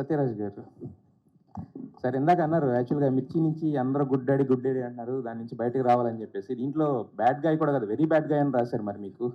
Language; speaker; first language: Telugu; native; Telugu